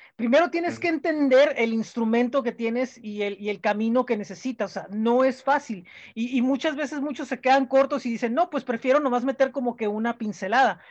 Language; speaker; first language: Spanish; native; Spanish